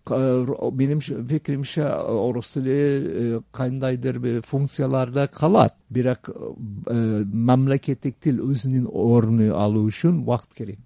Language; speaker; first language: Kyrgyz; non-native, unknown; English